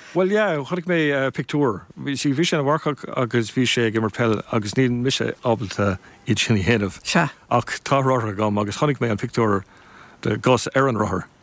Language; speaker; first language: Irish; non-native, local second language; English